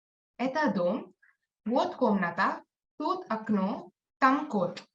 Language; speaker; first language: Russian; non-native, learner; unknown